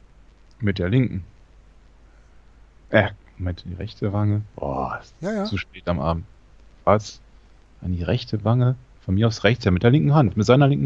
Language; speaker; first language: German; native; German